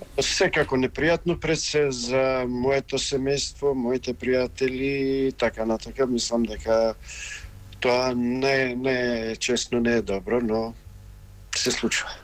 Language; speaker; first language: Macedonian; non-native, local second language; Albanian